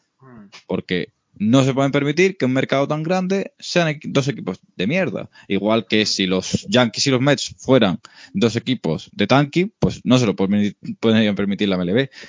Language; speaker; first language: Spanish; native; Spanish